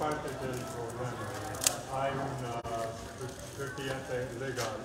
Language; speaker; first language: Spanish; non-native, learner; English